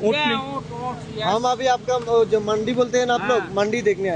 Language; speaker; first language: Hindi; non-native, learner; Bangla